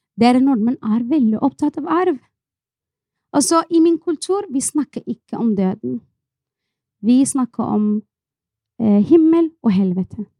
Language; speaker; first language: Norwegian; non-native, fluent; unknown